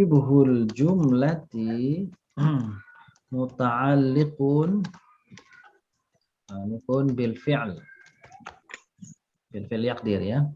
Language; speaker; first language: Arabic; non-native, fluent; Indonesian